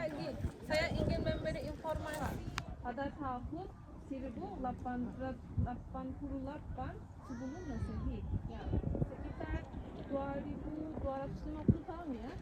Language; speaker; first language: Indonesian; non-native, learner; Turkish